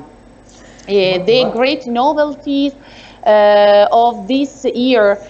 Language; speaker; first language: English; non-native, learner; Italian